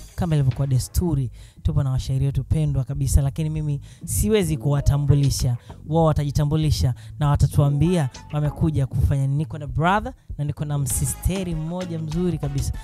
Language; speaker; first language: Swahili; native; Swahili